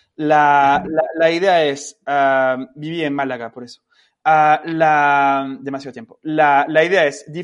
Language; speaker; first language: Spanish; non-native, fluent; French